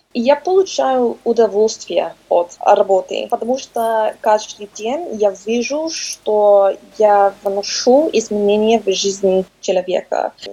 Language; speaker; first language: Russian; non-native, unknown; English